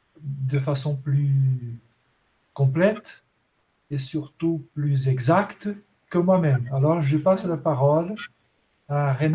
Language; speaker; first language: French; non-native, fluent; Portuguese